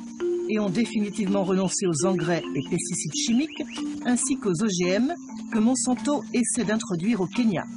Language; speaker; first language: French; native; French